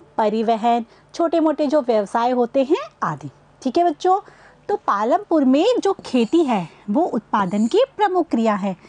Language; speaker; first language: Hindi; native; Hindi